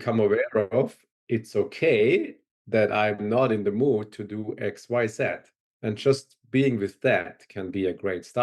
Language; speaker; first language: English; non-native, fluent; German